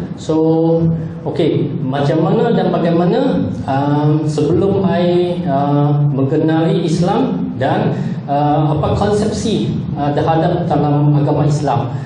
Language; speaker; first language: Malay; non-native, local second language; Min Nan Chinese